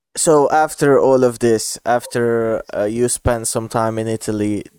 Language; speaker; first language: English; non-native, fluent; Bosnian